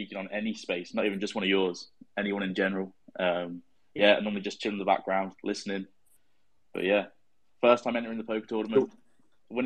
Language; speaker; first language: English; native; English